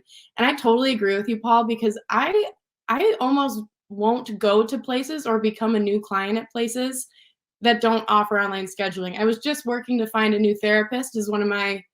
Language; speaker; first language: English; native; English